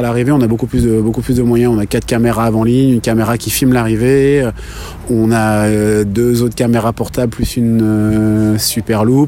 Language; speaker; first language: French; native; French